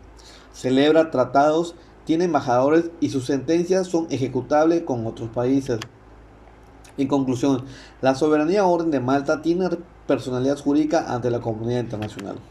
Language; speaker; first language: Spanish; native; Spanish